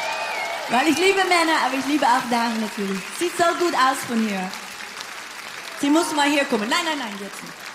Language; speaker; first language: German; non-native, fluent; Dutch